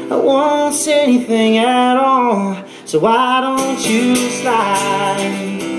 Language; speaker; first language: English; native; English